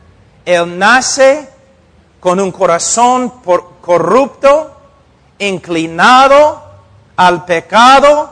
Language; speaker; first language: Spanish; non-native, fluent; English